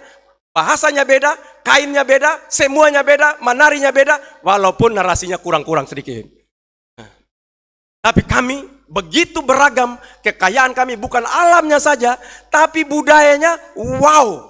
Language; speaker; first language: Indonesian; native; Indonesian